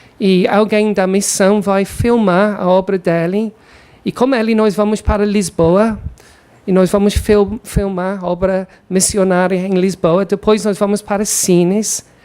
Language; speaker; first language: Portuguese; non-native, fluent; English